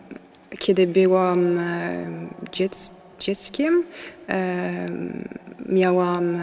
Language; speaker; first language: Polish; non-native, learner; French